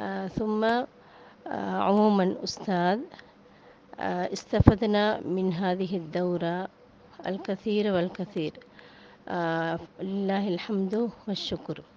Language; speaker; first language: Arabic; non-native, fluent; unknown